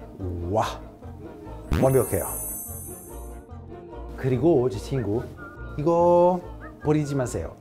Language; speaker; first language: Korean; non-native, learner; Italian